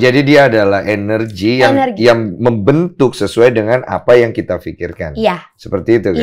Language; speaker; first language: Indonesian; native; Indonesian